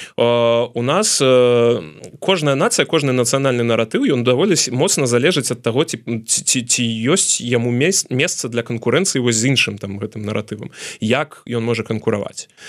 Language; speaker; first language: Belarusian; non-native, local second language; Russian